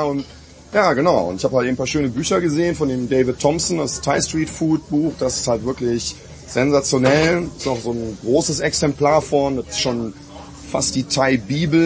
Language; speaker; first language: German; native; German